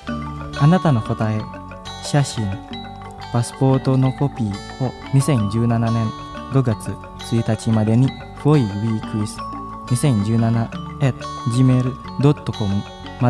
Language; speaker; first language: Japanese; non-native, fluent; Indonesian